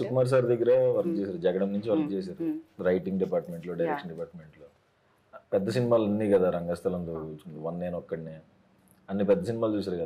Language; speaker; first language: Telugu; native; Telugu